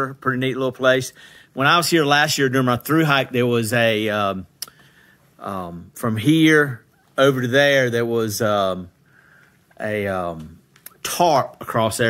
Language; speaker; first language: English; native; English